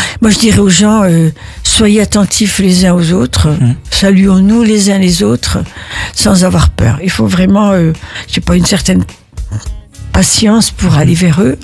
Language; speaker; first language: French; early bilingual, other home language; Italian